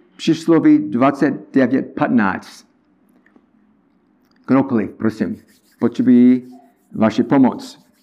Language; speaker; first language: Czech; non-native, learner; English